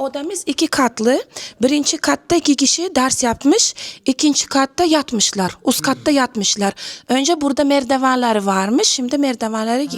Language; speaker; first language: Turkish; non-native, learner; Uzbek